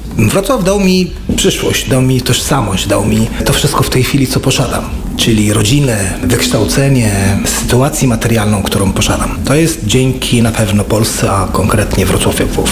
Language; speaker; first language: Polish; non-native, fluent; Arabic